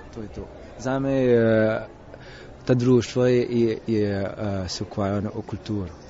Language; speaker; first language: Slovenian; early bilingual, heritage; Slovenian